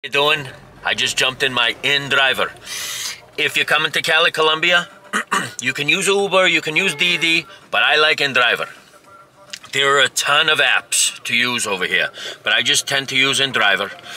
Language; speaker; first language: English; native; English